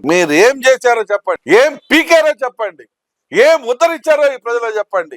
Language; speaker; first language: Telugu; native; Telugu